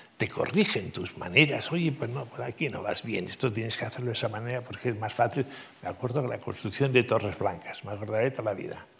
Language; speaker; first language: Spanish; native; Spanish